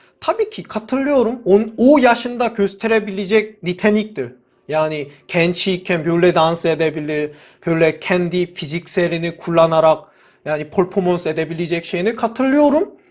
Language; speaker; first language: Turkish; non-native, fluent; Korean